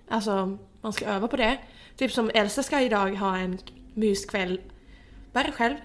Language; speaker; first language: Swedish; non-native, local second language; Finnish